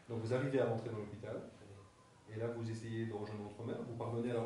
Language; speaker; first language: French; native; French